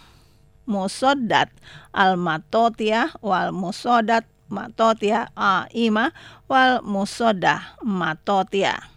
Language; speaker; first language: Arabic; non-native, fluent; Indonesian